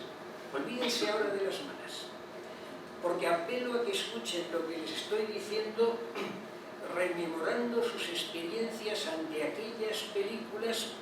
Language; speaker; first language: Spanish; native; Spanish